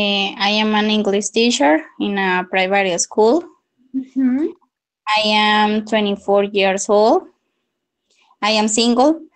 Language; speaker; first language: English; non-native, learner; Spanish